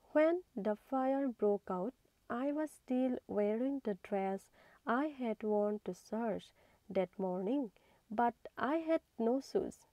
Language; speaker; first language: English; non-native, local second language; Assamese